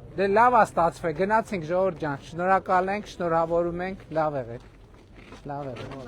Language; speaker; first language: Armenian; native; Armenian